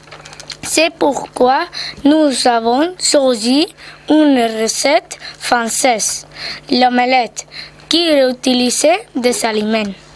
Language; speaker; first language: French; non-native, learner; Spanish